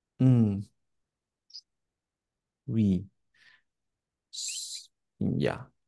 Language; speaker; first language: French; non-native, learner; English